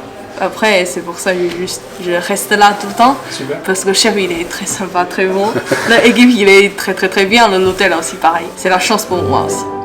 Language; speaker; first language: French; non-native, learner; Chinese